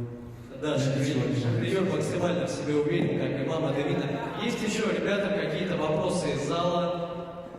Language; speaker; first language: Russian; native; Russian